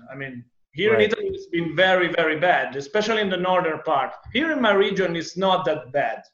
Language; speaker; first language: English; non-native, fluent; Italian